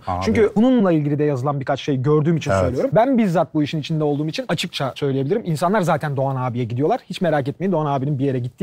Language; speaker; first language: Turkish; native; Turkish